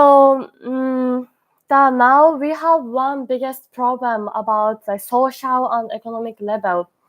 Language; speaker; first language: English; non-native, learner; Japanese